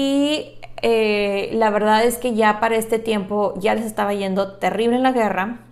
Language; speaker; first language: Spanish; native; Spanish